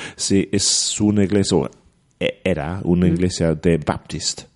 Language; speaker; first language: Spanish; non-native, learner; English